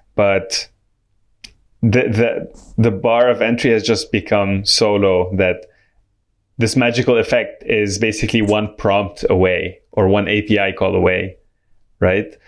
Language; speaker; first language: English; non-native, fluent; Arabic